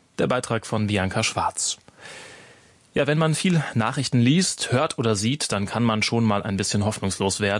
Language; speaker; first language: German; native; German